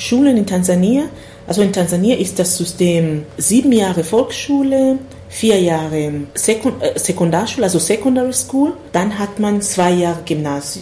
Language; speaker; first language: German; non-native, fluent; Swahili